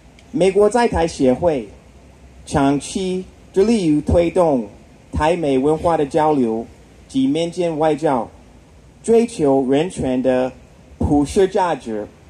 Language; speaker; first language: Chinese; non-native, fluent; English